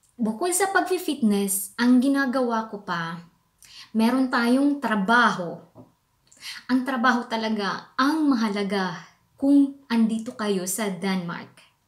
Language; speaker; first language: Filipino; native; Filipino